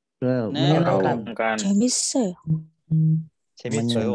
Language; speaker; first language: Korean; non-native, learner; Indonesian